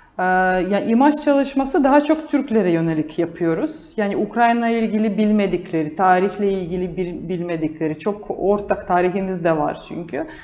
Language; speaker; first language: Turkish; non-native, fluent; Russian